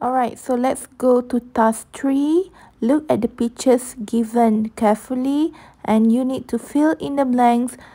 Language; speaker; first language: English; non-native, local second language; Malay